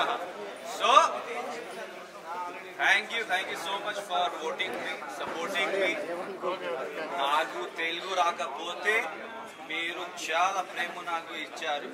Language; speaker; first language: Telugu; non-native, local second language; Hindi